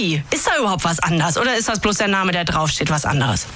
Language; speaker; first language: German; native; German